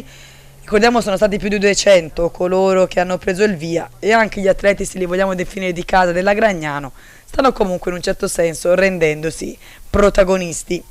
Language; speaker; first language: Italian; native; Italian